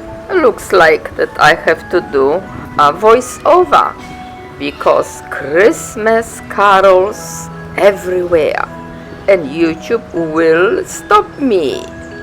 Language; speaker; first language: English; non-native, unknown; Polish